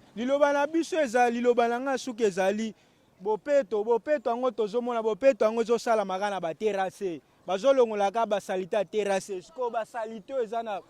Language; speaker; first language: Lingala; native; Lingala